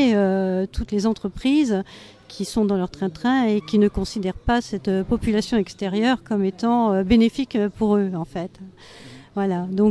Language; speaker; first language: French; native; French